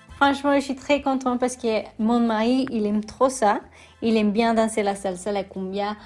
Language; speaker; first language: French; non-native, fluent; Spanish